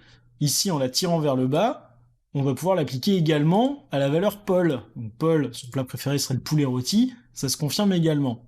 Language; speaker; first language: French; native; French